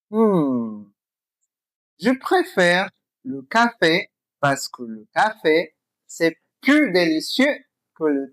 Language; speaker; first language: French; non-native, fluent; Spanish